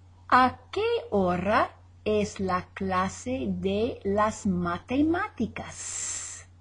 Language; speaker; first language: Spanish; non-native, fluent; English